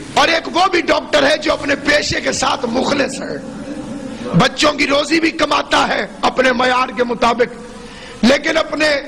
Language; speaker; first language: Urdu; non-native, local second language; Saraiki